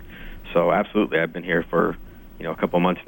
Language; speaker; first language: English; native; English